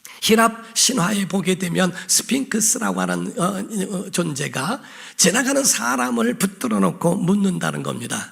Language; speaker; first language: Korean; native; Korean